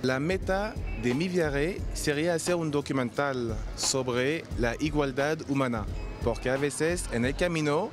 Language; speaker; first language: Spanish; non-native, fluent; French